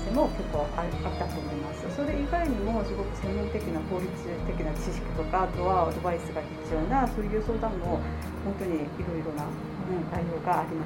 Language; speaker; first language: Japanese; non-native, fluent; Korean